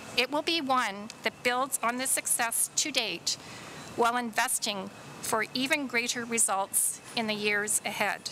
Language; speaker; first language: English; native; English